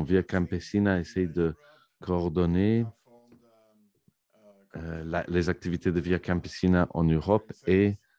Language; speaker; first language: French; non-native, fluent; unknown